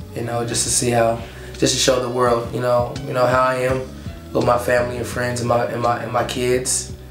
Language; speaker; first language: English; native; English